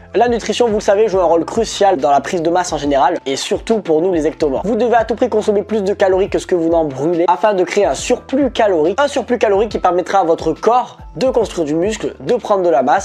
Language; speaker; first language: French; native; French